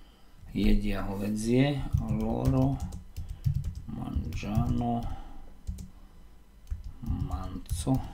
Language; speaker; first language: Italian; non-native, learner; Slovak